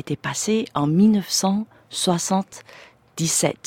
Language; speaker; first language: French; non-native, fluent; Chinese